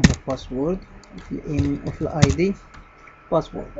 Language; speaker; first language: Arabic; native; Arabic